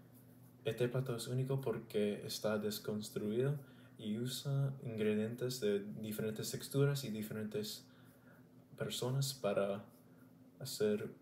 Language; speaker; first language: Spanish; non-native, learner; English